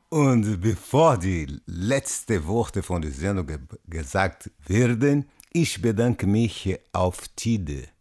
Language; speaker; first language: German; non-native, learner; Portuguese